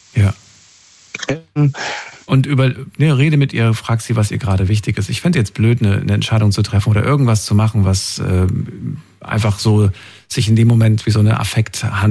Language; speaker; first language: German; native; German